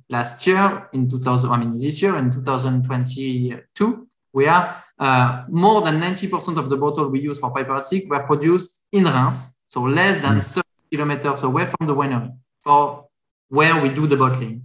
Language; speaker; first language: English; non-native, fluent; French